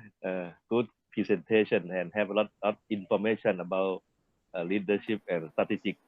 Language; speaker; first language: English; non-native, learner; Thai